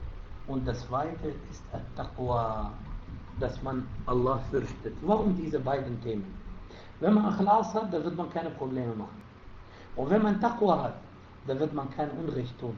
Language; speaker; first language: German; non-native, fluent; Arabic